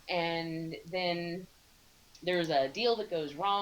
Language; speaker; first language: English; native; English